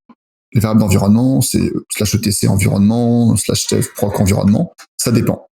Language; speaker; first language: French; native; French